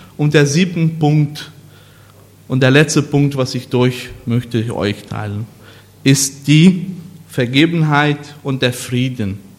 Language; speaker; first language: German; non-native, learner; Portuguese